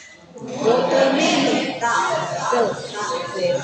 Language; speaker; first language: Chinese; non-native, learner; Indonesian